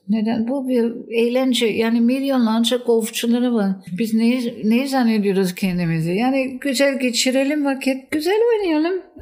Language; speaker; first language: Turkish; non-native, fluent; German